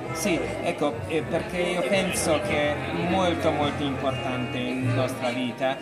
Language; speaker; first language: Italian; non-native, learner; Hungarian